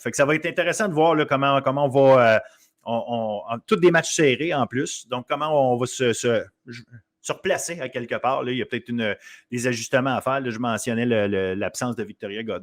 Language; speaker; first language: French; native; French